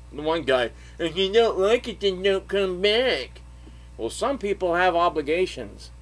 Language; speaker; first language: English; native; English